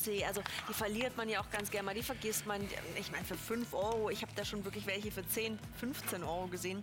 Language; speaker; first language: German; native; German